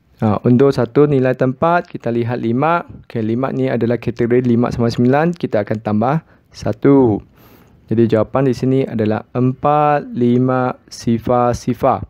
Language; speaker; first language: Malay; non-native, local second language; Chinese